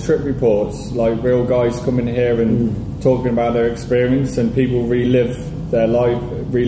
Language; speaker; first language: English; native; English